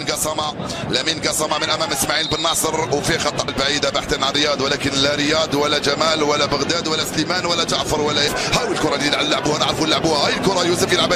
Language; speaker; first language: Arabic; native; Arabic